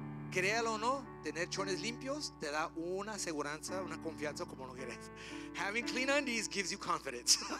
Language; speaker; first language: Spanish; early bilingual, heritage; Spanish